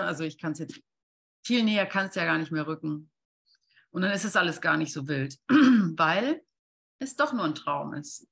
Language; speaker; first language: German; native; German